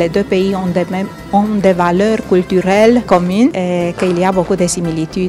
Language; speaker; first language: French; non-native, fluent; Romanian